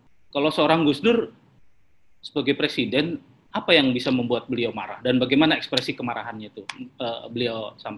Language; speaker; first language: Indonesian; native; Indonesian